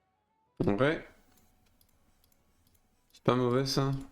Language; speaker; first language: French; native; French